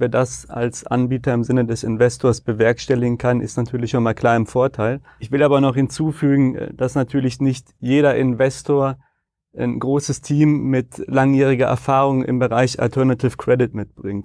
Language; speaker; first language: German; native; German